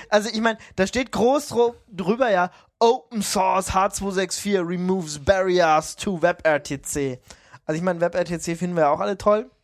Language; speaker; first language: German; native; German